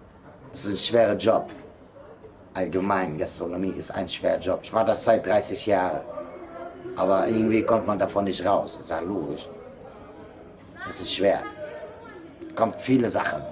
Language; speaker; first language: German; non-native, fluent; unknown